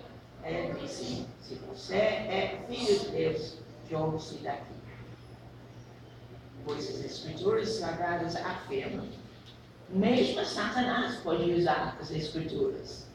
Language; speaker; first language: Portuguese; non-native, fluent; English